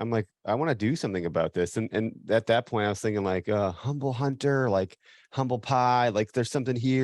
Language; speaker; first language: English; native; English